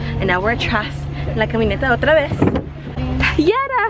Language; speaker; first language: Spanish; non-native, learner; English